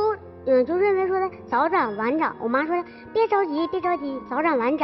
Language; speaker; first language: Chinese; native; Chinese